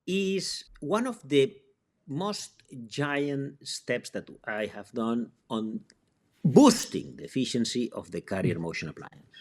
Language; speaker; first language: English; non-native, fluent; Spanish